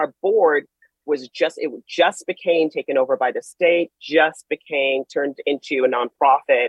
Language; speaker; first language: English; native; English